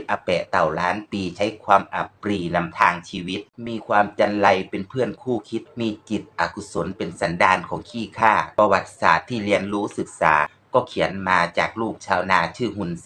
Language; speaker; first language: Thai; native; Thai